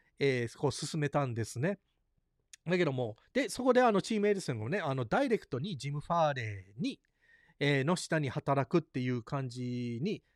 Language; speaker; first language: Japanese; early bilingual, heritage; Japanese